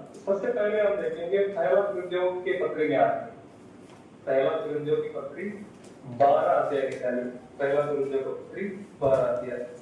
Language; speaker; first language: Hindi; non-native, local second language; Malayalam